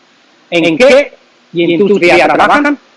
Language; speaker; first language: Spanish; non-native, learner; Chinese